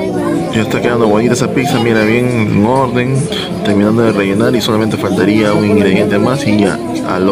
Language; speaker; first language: Spanish; native; Spanish